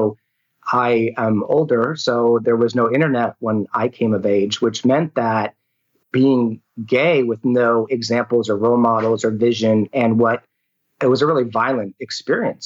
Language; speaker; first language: English; native; English